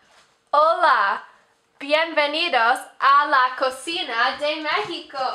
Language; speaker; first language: Spanish; non-native, learner; English